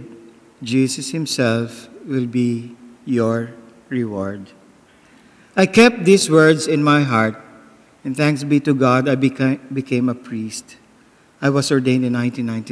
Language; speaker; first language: English; non-native, local second language; Bikol